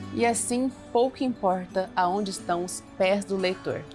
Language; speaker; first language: Portuguese; native; Portuguese